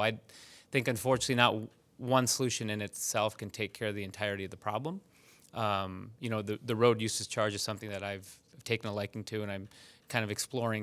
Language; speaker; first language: English; early bilingual, other home language; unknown